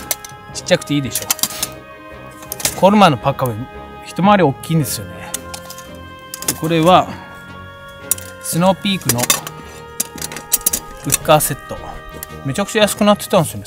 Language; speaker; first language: Japanese; native; Japanese